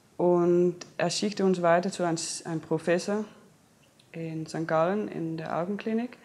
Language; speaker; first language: German; non-native, fluent; Danish